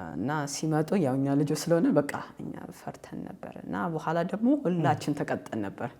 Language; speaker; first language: Amharic; early bilingual, heritage; Amharic